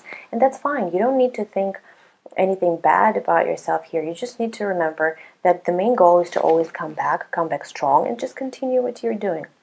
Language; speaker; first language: English; non-native, fluent; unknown